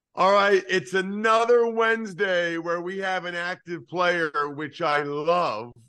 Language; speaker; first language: English; native; English